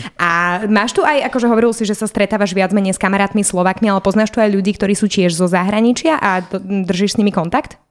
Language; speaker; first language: Slovak; native; Slovak